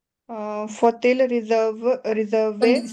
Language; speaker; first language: French; non-native, learner; Punjabi